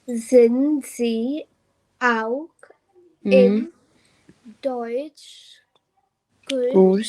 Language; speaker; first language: German; non-native, learner; Hindi